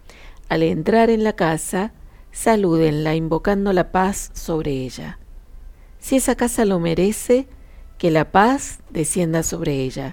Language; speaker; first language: Spanish; native; Spanish